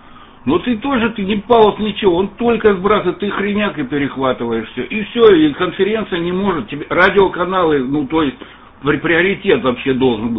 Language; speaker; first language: Russian; native; Russian